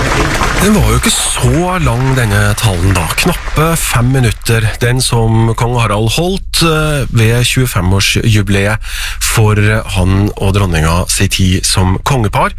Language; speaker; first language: Norwegian; native; Norwegian